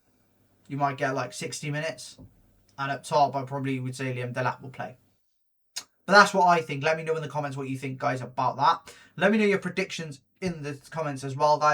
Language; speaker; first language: English; native; English